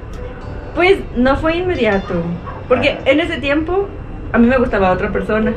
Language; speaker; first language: Spanish; native; Spanish